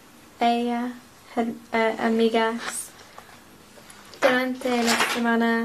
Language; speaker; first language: Spanish; non-native, learner; English